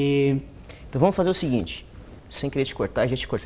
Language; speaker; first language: Portuguese; native; Portuguese